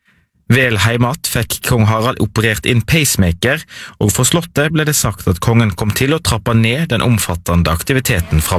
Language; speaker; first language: Norwegian; native; Norwegian